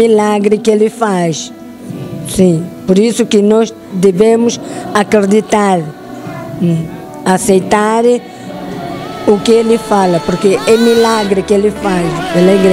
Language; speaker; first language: Portuguese; non-native, local second language; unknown